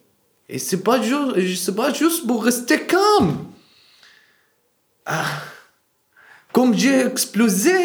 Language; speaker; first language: French; non-native, learner; Arabic